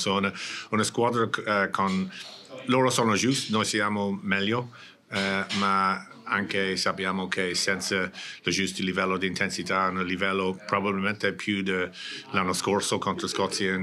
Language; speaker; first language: Italian; non-native, learner; English